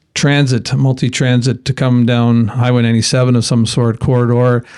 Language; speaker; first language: English; native; English